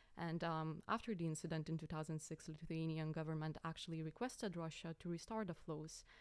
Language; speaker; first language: English; non-native, fluent; Lithuanian